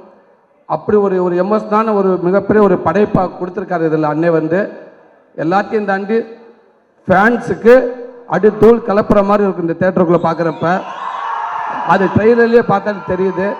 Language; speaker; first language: Tamil; native; Tamil